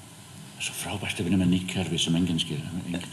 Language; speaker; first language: Icelandic; non-native, fluent; English